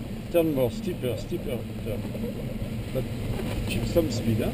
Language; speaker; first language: English; non-native, fluent; French